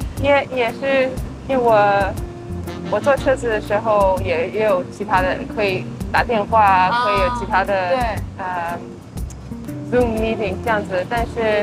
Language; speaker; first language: Chinese; early bilingual, heritage; Chinese